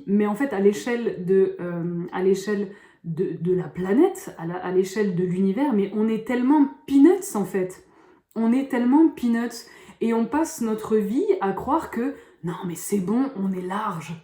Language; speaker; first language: French; native; French